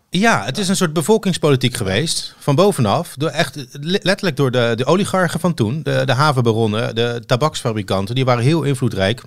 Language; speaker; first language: Dutch; native; Dutch